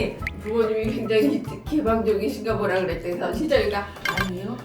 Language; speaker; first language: Korean; native; Korean